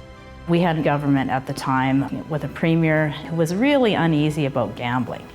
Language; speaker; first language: English; native; English